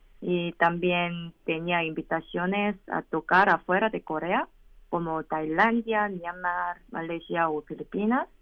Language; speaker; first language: Spanish; non-native, learner; Korean